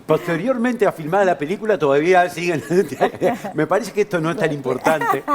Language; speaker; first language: Spanish; native; Spanish